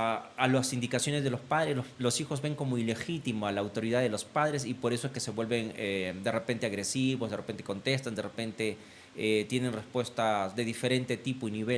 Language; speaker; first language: Spanish; native; Spanish